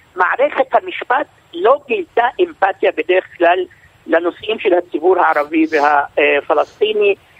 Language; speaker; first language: Hebrew; non-native, local second language; Arabic